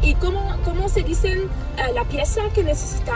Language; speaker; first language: Spanish; non-native, learner; English